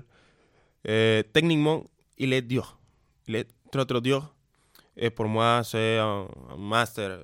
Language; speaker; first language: French; non-native, learner; Spanish